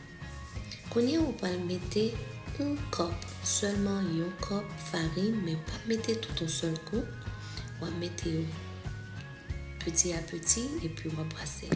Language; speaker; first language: French; non-native, local second language; Haitian Creole